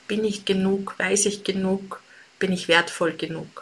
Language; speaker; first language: German; native; German